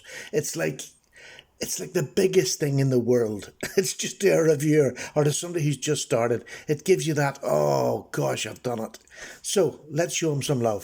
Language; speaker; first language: English; native; English